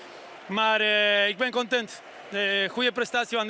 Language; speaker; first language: Dutch; non-native, fluent; Spanish